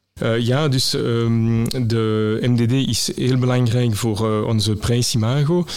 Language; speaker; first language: Dutch; non-native, local second language; French